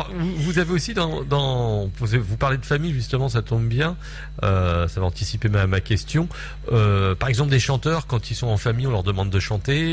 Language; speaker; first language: French; native; French